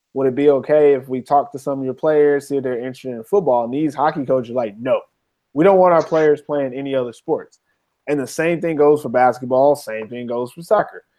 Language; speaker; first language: English; native; English